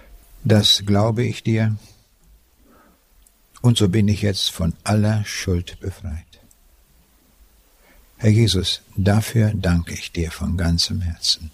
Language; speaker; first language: German; native; German